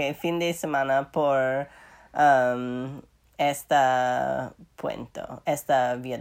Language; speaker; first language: Spanish; non-native, learner; English